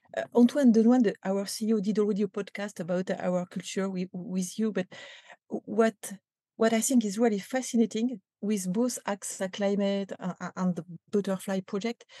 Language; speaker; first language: English; non-native, fluent; French